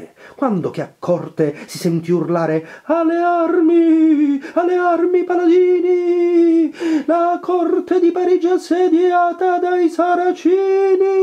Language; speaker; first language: Italian; native; Italian